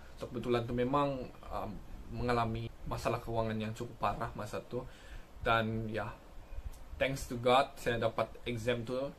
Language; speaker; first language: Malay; native; Malay